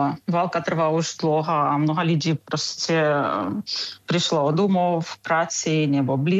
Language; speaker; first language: Czech; non-native, learner; Ukrainian